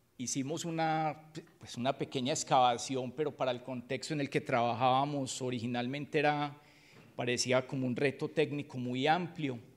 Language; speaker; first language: Spanish; native; Spanish